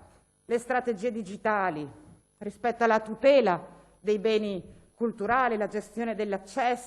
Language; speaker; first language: Italian; native; Italian